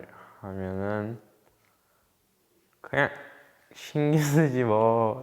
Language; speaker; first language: Korean; early bilingual, other home language; English